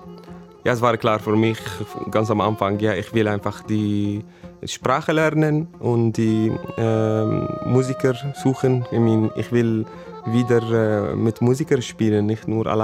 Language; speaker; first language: German; non-native, fluent; Arabic